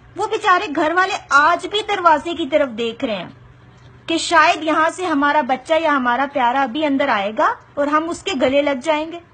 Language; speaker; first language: Urdu; non-native, local second language; Punjabi